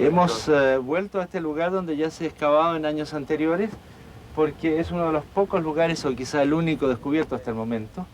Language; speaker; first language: Spanish; native; Spanish